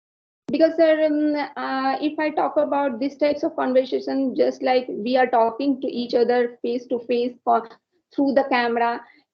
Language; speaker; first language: English; non-native, learner; Hindi